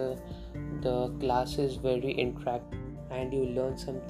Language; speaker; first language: English; non-native, local second language; Hindi